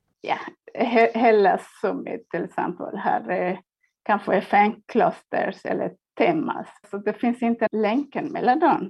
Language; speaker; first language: Swedish; non-native, fluent; Spanish